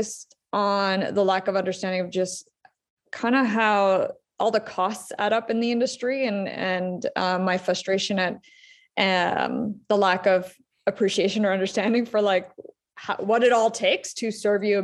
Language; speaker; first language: English; native; English